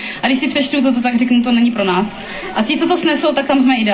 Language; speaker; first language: Czech; native; Czech